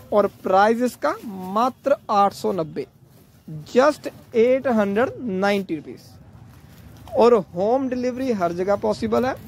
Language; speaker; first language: Hindi; non-native, local second language; Punjabi